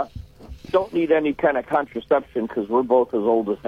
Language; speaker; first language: English; native; English